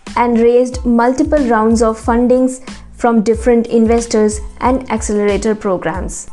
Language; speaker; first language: English; non-native, local second language; Bangla